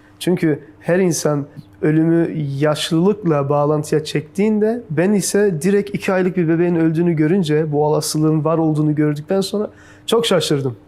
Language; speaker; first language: Turkish; early bilingual, heritage; Turkish